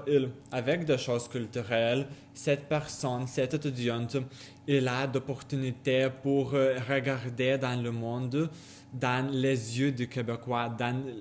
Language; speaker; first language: French; non-native, learner; Lithuanian